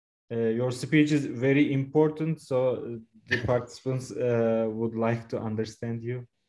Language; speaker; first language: English; non-native, fluent; Turkish